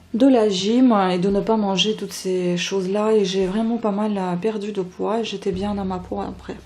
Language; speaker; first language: French; non-native, fluent; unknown